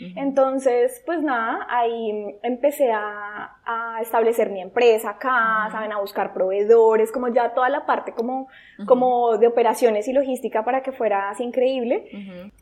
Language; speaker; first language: Spanish; native; Spanish